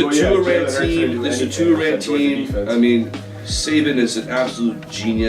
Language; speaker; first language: English; native; English